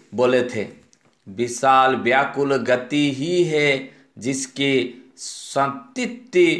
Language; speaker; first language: Hindi; non-native, local second language; Odia